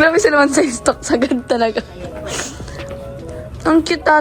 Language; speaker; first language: Filipino; native; Filipino